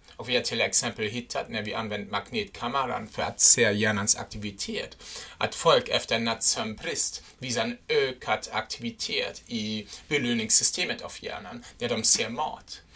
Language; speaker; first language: Swedish; non-native, fluent; German